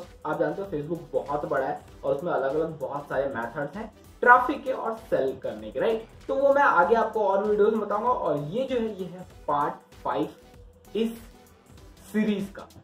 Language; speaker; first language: Hindi; native; Hindi